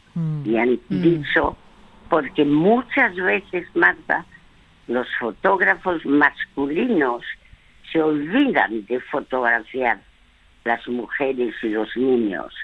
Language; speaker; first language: Spanish; non-native, fluent; French